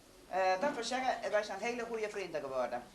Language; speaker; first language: Dutch; non-native, learner; Estonian